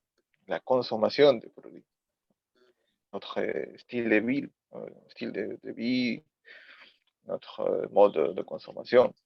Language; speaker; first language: French; non-native, learner; Spanish